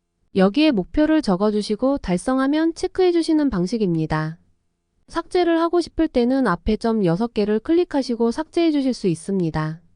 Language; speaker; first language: Korean; native; Korean